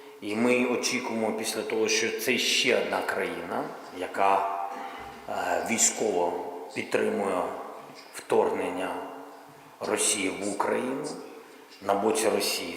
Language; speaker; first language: Ukrainian; non-native, local second language; Russian